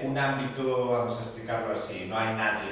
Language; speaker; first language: Spanish; native; Spanish